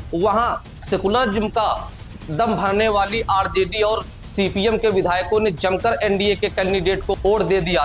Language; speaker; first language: Hindi; native; Hindi